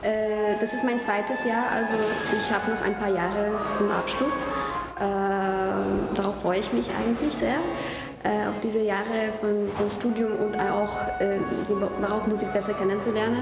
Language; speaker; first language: German; non-native, fluent; Polish